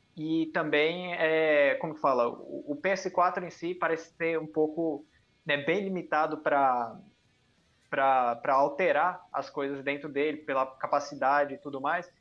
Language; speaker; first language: Portuguese; early bilingual, heritage; Portuguese